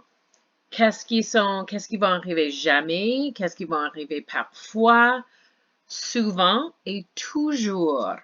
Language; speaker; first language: French; non-native, fluent; English